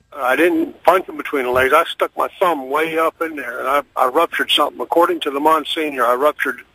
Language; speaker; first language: English; native; English